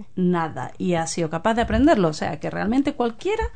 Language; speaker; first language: Spanish; native; Spanish